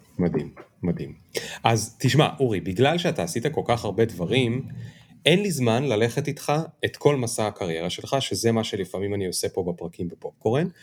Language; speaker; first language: Hebrew; native; Hebrew